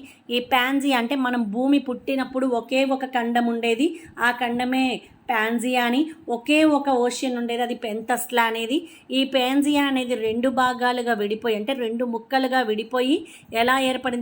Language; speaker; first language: Telugu; native; Telugu